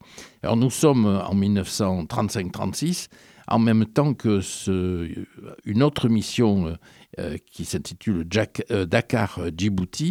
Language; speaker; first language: French; native; French